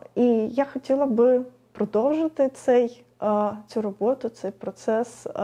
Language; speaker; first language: Ukrainian; non-native, local second language; Russian